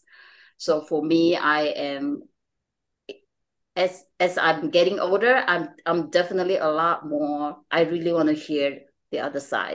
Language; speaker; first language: English; non-native, local second language; Chinese